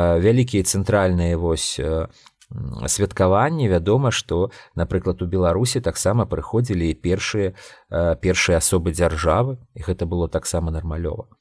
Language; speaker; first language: Belarusian; non-native, local second language; Russian